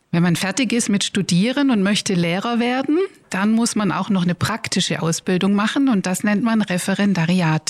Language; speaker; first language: German; native; German